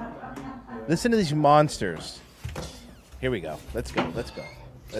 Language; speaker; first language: English; native; English